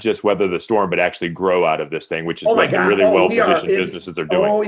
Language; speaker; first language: English; native; English